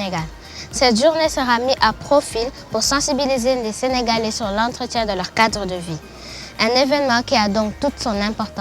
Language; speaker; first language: French; non-native, local second language; Wolof